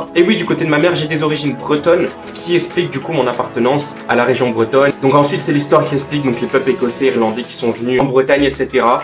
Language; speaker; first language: French; native; French